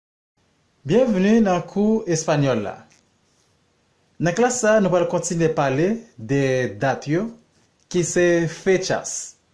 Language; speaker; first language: French; non-native, learner; Haitian Creole